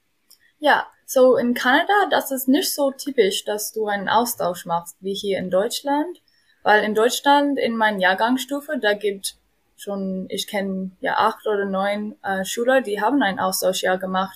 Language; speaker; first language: German; non-native, learner; English